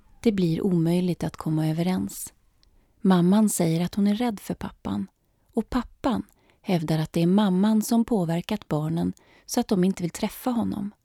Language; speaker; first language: Swedish; native; Swedish